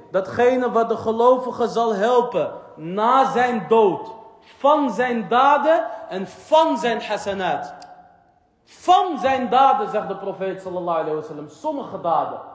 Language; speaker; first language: Dutch; early bilingual, other home language; Arabic